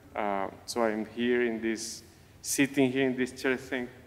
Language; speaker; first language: English; non-native, fluent; Spanish